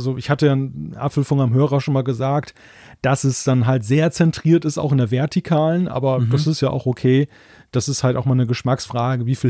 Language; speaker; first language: German; native; German